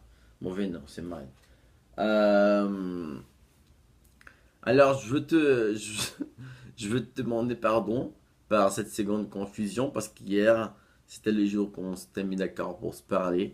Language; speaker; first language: French; non-native, fluent; Portuguese